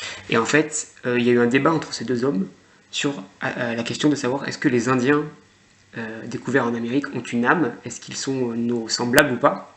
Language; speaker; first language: French; native; French